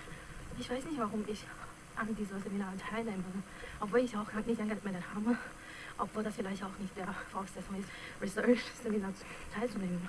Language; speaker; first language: German; non-native, fluent; Chinese